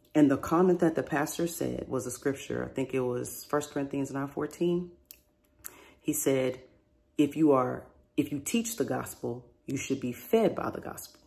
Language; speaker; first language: English; native; English